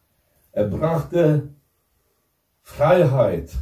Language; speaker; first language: German; non-native, fluent; Turkish